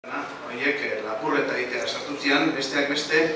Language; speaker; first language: Basque; native; Basque